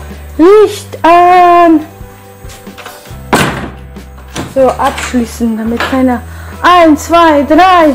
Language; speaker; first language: German; non-native, fluent; Polish